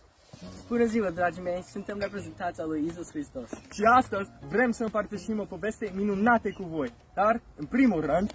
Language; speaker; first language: Romanian; non-native, learner; English